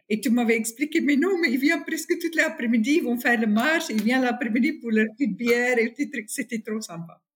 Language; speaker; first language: French; non-native, fluent; Afrikaans